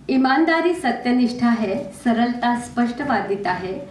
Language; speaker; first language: Hindi; non-native, local second language; Marathi